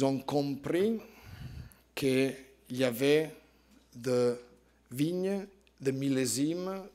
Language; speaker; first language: French; non-native, fluent; Italian